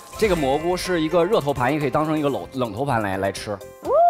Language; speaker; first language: Chinese; native; Chinese